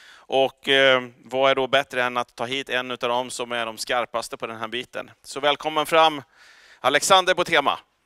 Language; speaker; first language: Swedish; native; Swedish